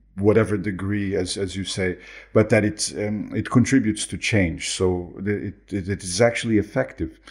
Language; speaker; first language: English; non-native, fluent; Portuguese